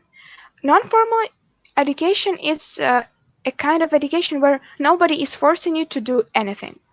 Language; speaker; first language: English; non-native, fluent; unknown